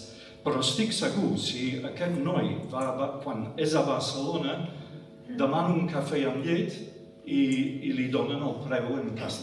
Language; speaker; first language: Catalan; non-native, fluent; English